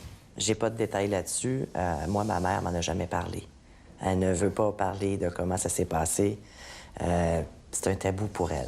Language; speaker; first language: French; native; French